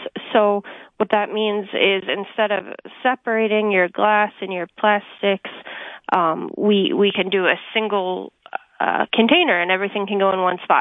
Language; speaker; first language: English; native; English